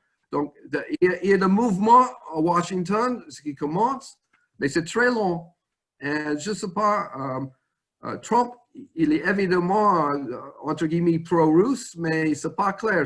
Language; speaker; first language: French; non-native, fluent; English